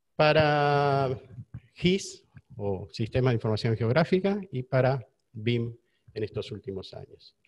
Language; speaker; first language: Spanish; native; Spanish